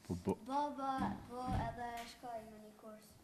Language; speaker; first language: Albanian; early bilingual, heritage; Albanian